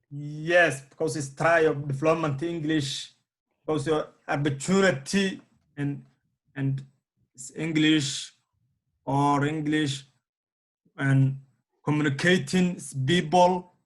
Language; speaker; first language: English; non-native, learner; Somali